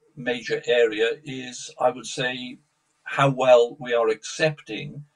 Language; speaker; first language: English; early bilingual, other home language; Polish